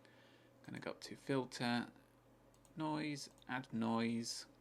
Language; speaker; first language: English; native; English